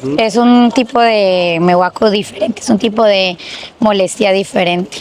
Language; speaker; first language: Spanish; native; Spanish